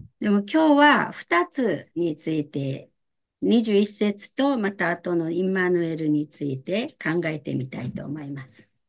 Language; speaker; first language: Japanese; non-native, fluent; Korean